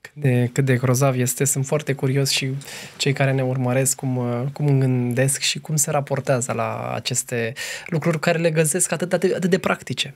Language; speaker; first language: Romanian; native; Romanian